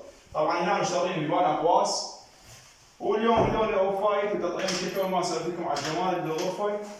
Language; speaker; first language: Arabic; native; Arabic